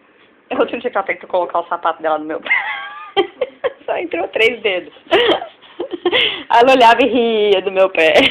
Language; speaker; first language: Portuguese; native; Portuguese